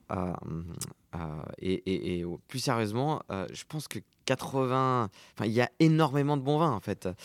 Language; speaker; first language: French; native; French